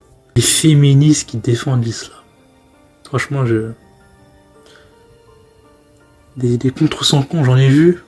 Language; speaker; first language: French; native; French